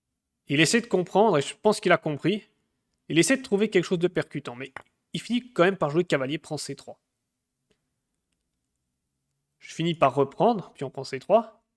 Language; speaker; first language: French; native; French